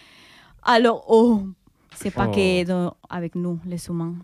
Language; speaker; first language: French; non-native, fluent; Spanish